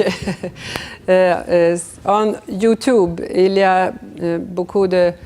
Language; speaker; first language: French; non-native, fluent; Swedish